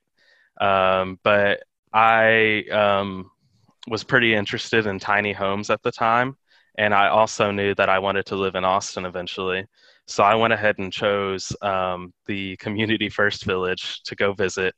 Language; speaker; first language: English; native; English